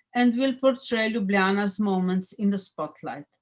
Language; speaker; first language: English; non-native, fluent; Slovenian